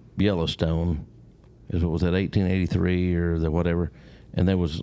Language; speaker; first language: English; early bilingual, other home language; Spanish